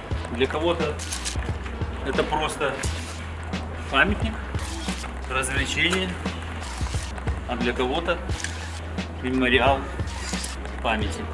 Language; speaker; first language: Russian; native; Russian